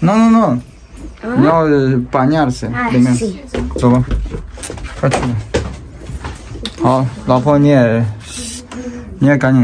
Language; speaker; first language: Chinese; native; Chinese